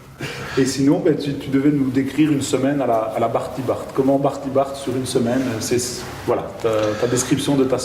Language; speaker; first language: French; native; French